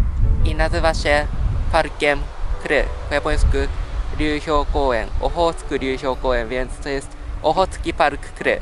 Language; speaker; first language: Polish; early bilingual, heritage; Polish